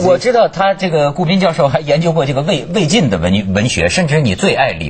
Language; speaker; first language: Chinese; native; Chinese